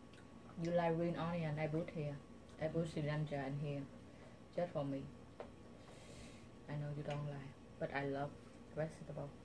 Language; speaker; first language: English; non-native, learner; Vietnamese